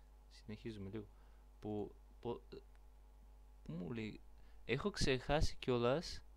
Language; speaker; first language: Greek; non-native, learner; Bulgarian